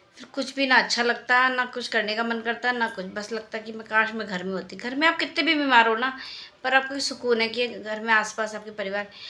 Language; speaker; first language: Hindi; native; Hindi